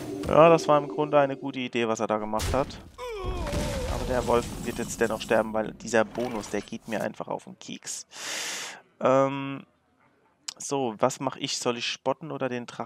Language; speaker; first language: German; native; German